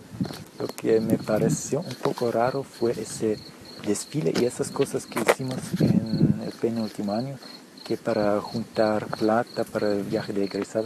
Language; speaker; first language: Spanish; early bilingual, heritage; Spanish